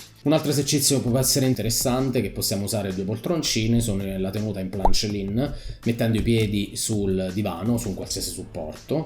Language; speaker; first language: Italian; native; Italian